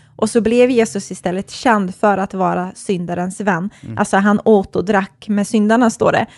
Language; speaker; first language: Swedish; early bilingual, other home language; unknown